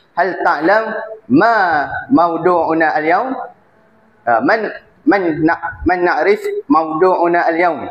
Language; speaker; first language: Arabic; non-native, learner; Malay